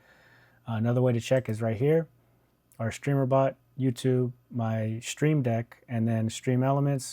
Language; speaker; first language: English; native; English